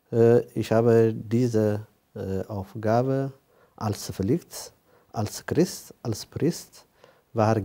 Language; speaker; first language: German; non-native, fluent; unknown